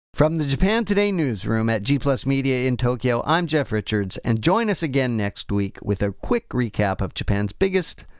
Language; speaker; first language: English; native; English